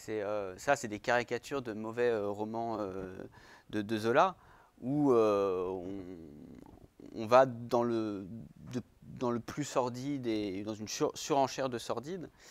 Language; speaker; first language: French; native; French